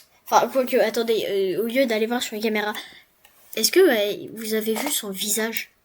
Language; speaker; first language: French; native; French